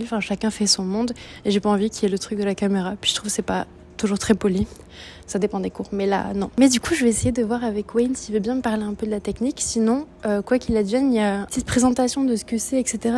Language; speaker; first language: French; native; French